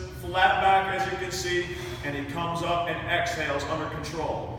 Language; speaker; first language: English; native; English